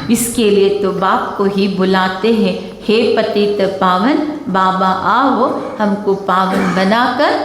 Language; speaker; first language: Hindi; non-native, local second language; Kannada